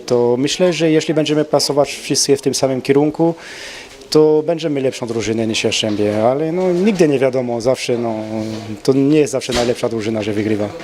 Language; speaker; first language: Polish; non-native, learner; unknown